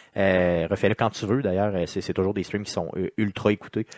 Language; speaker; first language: French; native; French